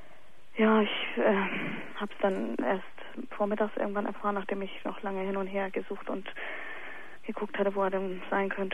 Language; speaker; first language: German; native; German